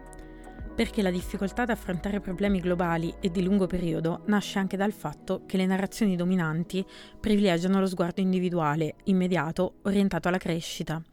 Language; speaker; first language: Italian; native; Italian